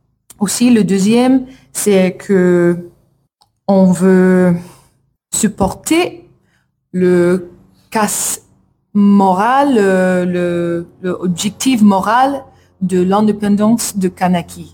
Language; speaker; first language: French; non-native, learner; English